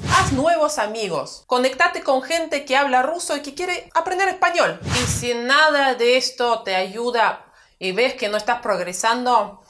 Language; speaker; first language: Spanish; non-native, fluent; Russian